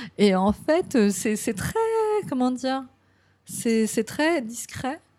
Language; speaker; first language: French; early bilingual, other home language; Cantonese